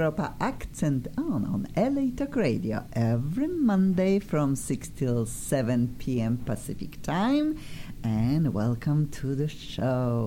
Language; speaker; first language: English; non-native, fluent; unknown